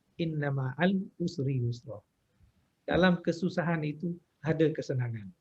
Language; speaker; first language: Malay; native; Malay